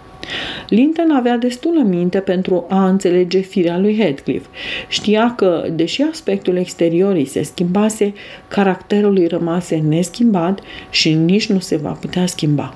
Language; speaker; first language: Romanian; native; Romanian